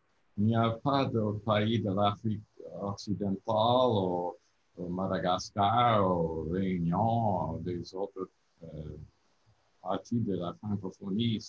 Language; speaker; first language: French; non-native, learner; English